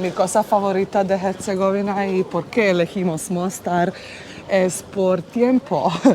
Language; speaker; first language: Spanish; non-native, learner; Bosnian